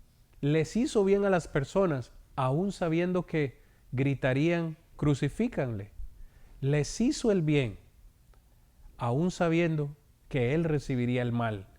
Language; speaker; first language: Spanish; native; Spanish